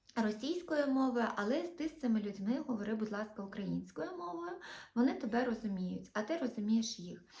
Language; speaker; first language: Ukrainian; native; Ukrainian